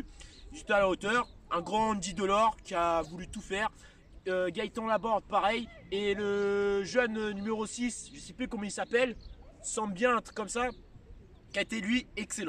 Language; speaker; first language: French; native; French